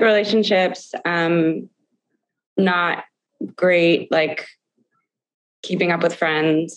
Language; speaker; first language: English; native; English